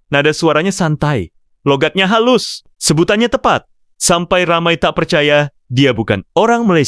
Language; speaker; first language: Malay; native; Malay